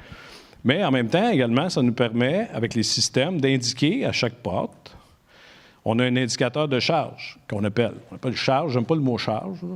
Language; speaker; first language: French; native; French